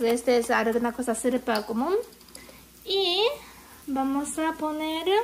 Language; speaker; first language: Spanish; non-native, learner; Japanese